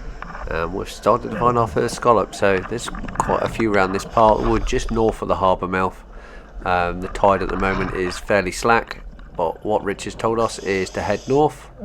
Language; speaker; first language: English; native; English